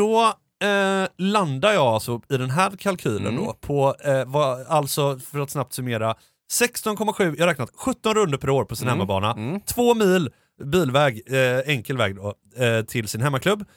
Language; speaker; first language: Swedish; native; Swedish